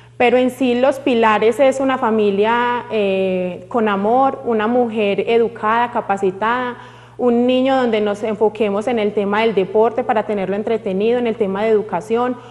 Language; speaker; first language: Spanish; native; Spanish